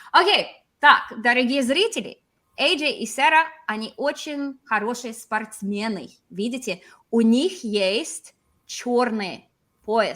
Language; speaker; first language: Russian; non-native, fluent; English